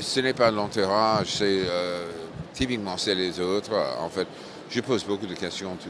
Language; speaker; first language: French; non-native, fluent; English